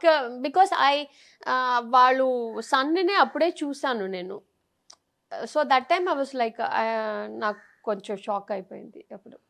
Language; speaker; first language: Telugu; non-native, fluent; Tamil